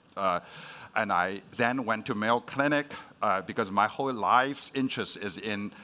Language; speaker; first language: English; non-native, fluent; Chinese